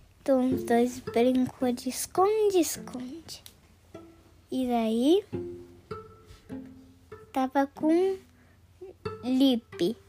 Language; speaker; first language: Portuguese; early bilingual, heritage; Portuguese